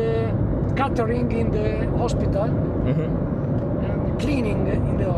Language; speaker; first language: English; non-native, learner; Italian